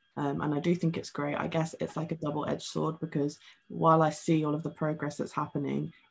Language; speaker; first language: English; native; English